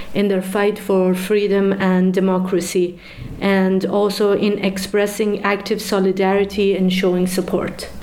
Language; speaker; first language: English; non-native, fluent; Persian